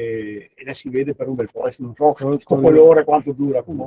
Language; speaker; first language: Italian; native; Italian